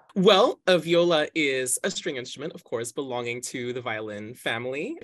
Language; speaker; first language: English; native; English